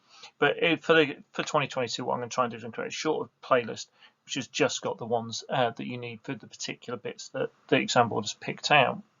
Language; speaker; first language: English; native; English